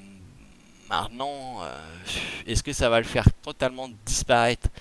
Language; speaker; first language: French; native; French